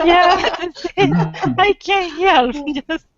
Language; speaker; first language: English; non-native, learner; Romanian